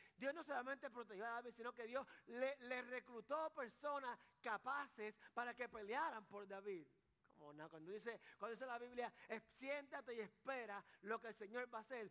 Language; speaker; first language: Spanish; native; Spanish